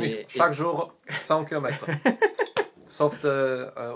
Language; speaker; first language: French; non-native, learner; Polish